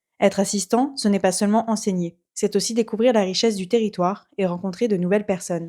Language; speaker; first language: French; native; French